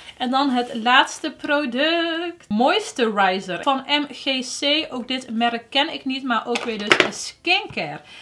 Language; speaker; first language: Dutch; early bilingual, other home language; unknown